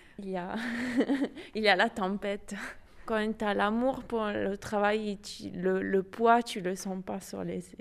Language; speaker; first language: French; non-native, fluent; Italian